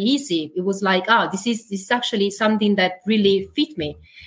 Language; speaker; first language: English; non-native, fluent; Italian